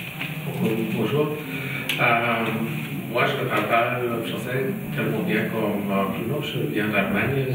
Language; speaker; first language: French; non-native, learner; German